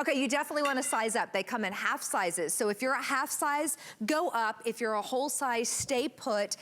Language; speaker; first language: English; native; English